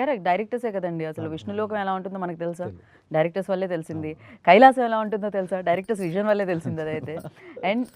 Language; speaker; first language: Telugu; native; Telugu